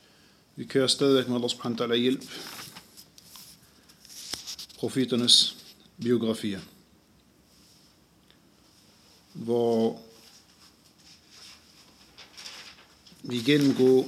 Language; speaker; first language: Danish; non-native, fluent; Arabic